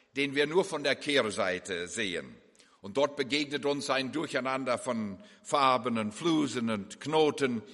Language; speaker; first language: German; early bilingual, heritage; English